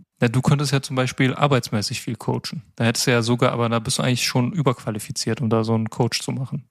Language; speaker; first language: German; native; German